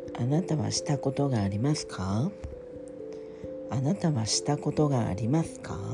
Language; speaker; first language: Japanese; non-native, learner; French